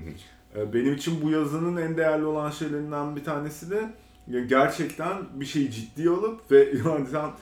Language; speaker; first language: Turkish; native; Turkish